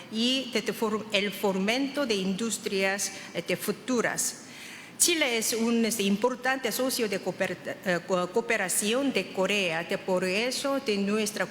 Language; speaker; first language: Spanish; non-native, fluent; Korean